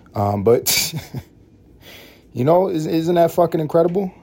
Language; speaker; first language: English; early bilingual, other home language; Spanish